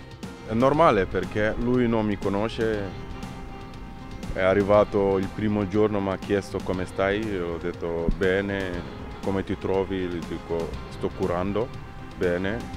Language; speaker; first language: Italian; non-native, learner; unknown